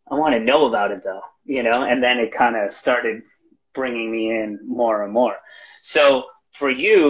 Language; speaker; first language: English; native; English